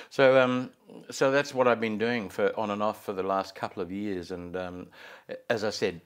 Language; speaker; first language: English; native; English